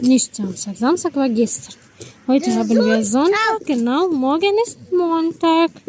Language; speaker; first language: German; non-native, fluent; Tajik